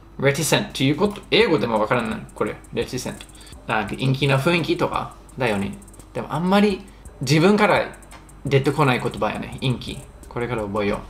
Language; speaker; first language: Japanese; non-native, fluent; English